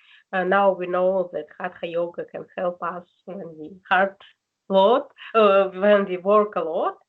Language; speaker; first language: English; non-native, learner; Russian